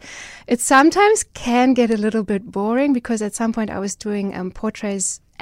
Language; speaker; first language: English; non-native, fluent; German